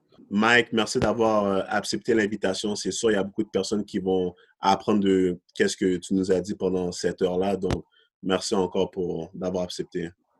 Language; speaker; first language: French; native; French